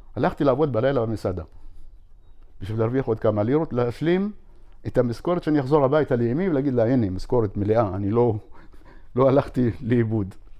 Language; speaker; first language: Hebrew; non-native, local second language; Arabic